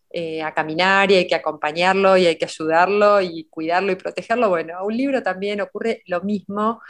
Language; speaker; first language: Spanish; native; Spanish